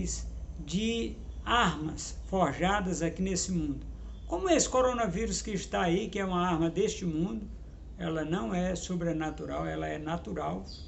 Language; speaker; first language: Portuguese; native; Portuguese